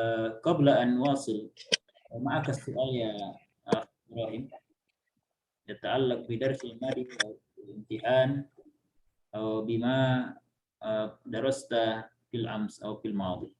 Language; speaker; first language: Arabic; non-native, fluent; Indonesian